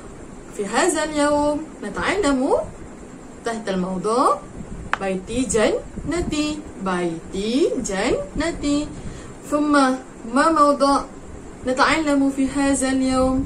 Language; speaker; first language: Arabic; non-native, learner; Malay